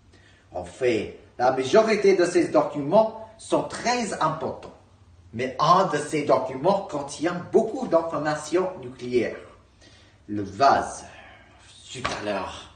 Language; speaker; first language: French; non-native, learner; English